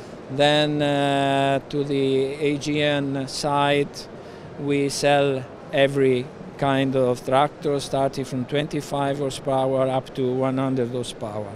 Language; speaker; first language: English; non-native, fluent; Italian